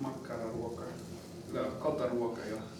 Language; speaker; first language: Finnish; non-native, learner; Italian